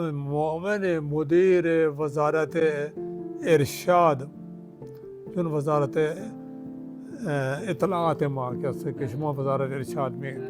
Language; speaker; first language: Persian; non-native, fluent; Urdu